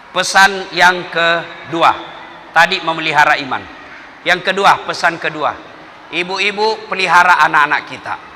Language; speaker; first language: Indonesian; non-native, local second language; Buginese